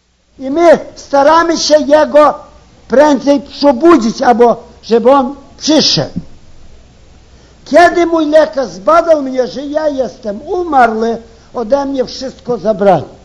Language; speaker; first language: Polish; early bilingual, heritage; Ukrainian